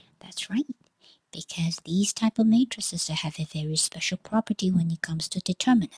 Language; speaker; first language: English; non-native, fluent; Chinese